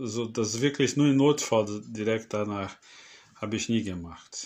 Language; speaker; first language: German; non-native, fluent; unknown